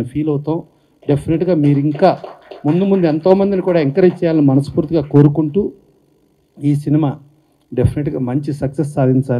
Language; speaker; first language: Telugu; native; Telugu